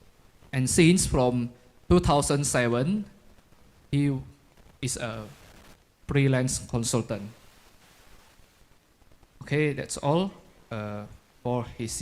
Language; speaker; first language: English; non-native, fluent; Indonesian